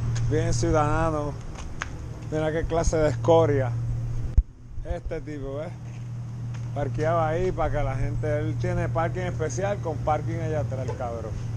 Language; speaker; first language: Spanish; native; Spanish